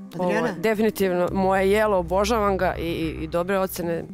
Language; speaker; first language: Serbian; native; Serbian